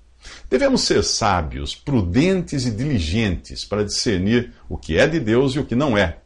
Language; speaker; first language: Portuguese; native; Portuguese